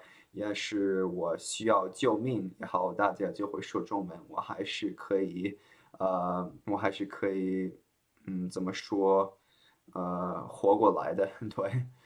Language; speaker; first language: Chinese; early bilingual, heritage; Chinese